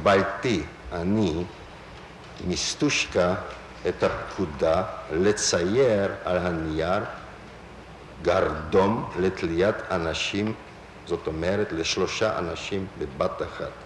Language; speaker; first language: Hebrew; non-native, fluent; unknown